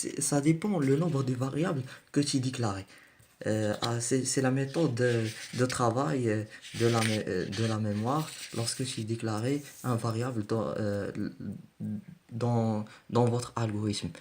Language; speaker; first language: French; non-native, learner; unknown